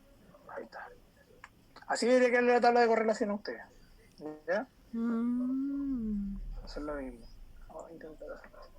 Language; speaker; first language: Spanish; native; Spanish